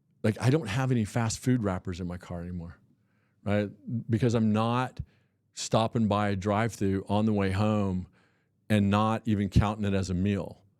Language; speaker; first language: English; native; English